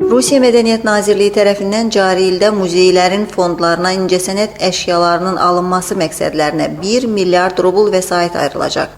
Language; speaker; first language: Azerbaijani; native; Azerbaijani